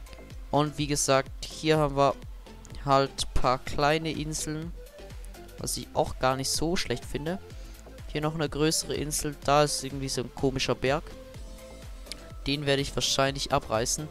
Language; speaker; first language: German; native; German